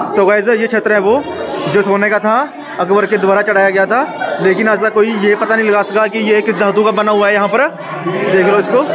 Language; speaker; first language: Hindi; non-native, local second language; Punjabi